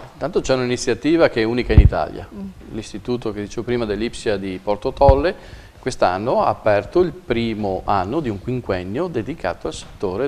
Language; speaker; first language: Italian; native; Italian